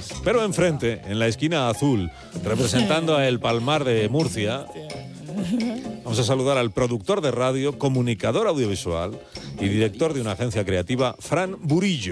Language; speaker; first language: Spanish; native; Spanish